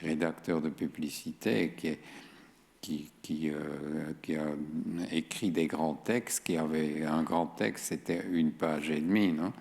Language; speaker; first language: French; non-native, fluent; German